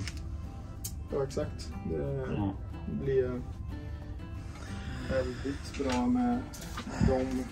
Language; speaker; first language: Swedish; non-native, fluent; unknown